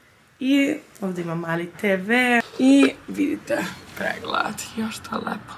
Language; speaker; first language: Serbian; early bilingual, heritage; Serbian